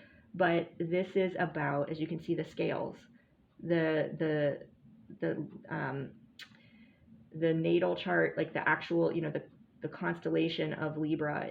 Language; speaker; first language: English; native; English